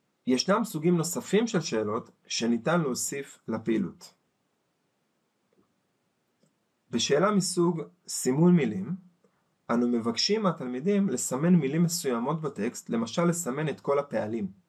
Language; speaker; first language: Hebrew; native; Hebrew